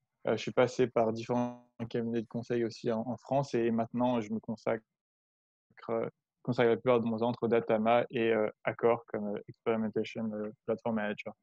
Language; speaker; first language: French; native; French